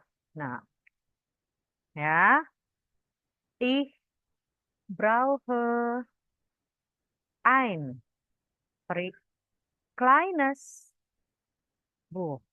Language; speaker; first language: German; non-native, fluent; Indonesian